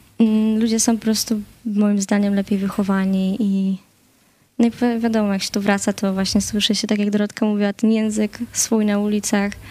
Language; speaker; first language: Polish; native; Polish